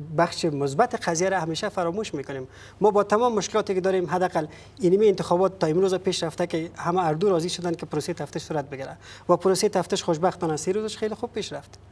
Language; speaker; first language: Persian; native; Persian